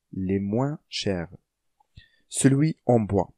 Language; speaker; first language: French; non-native, local second language; Arabic